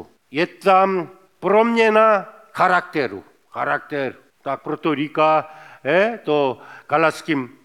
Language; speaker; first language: Czech; non-native, fluent; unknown